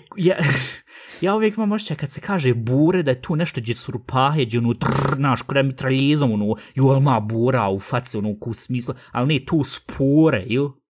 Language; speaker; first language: Bosnian; early bilingual, heritage; Bosnian